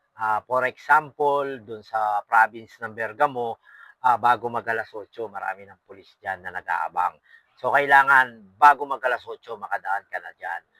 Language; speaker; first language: Filipino; non-native, local second language; Pampanga